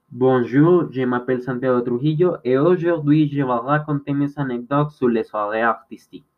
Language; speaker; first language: French; non-native, learner; Spanish